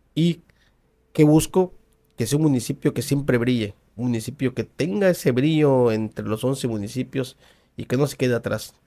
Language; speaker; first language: Spanish; native; Spanish